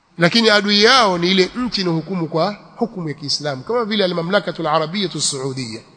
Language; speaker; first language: Swahili; native; Swahili